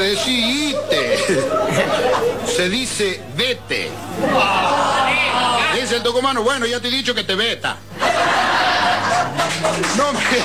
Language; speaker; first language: Spanish; native; Spanish